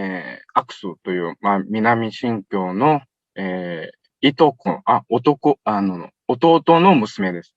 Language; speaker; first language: Japanese; non-native, fluent; Uyghur